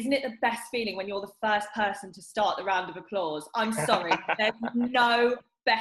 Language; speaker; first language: English; native; English